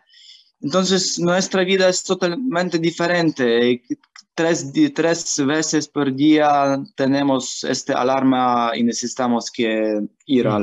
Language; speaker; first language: Spanish; non-native, learner; Ukrainian